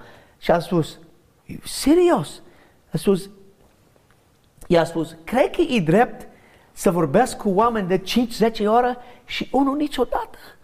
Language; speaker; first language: Romanian; non-native, learner; English